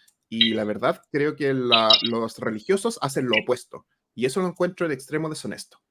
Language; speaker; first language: Spanish; native; Spanish